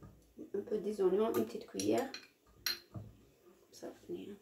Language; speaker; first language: French; non-native, learner; Arabic